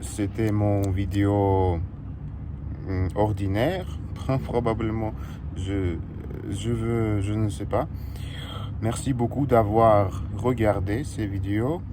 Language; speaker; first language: French; non-native, learner; Russian